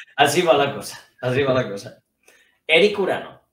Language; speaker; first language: Spanish; native; Spanish